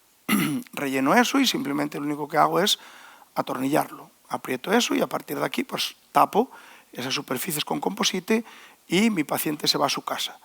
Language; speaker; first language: Spanish; native; Spanish